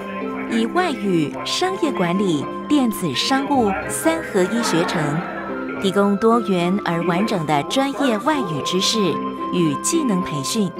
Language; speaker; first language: Chinese; native; Chinese